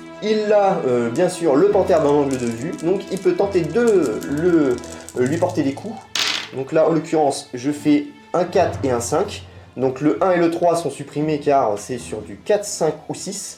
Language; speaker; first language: French; native; French